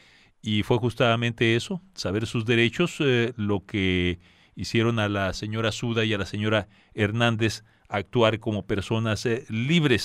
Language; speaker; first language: Spanish; native; Spanish